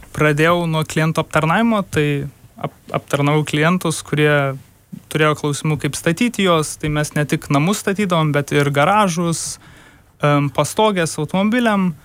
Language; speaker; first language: Lithuanian; early bilingual, heritage; German